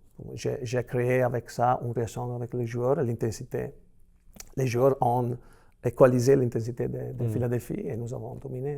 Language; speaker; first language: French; non-native, fluent; Italian